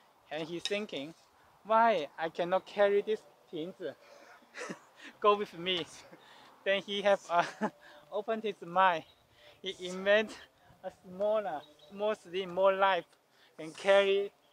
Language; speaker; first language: English; non-native, learner; Chinese